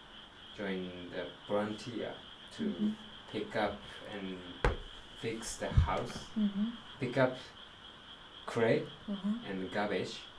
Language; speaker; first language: English; non-native, learner; Japanese